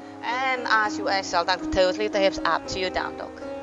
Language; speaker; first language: English; non-native, fluent; Indonesian